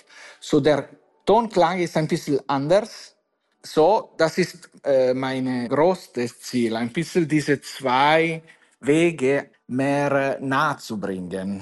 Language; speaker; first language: German; non-native, fluent; Italian